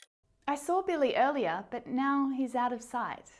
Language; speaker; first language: English; native; English